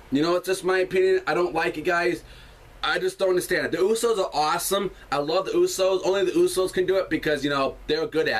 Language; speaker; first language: English; native; English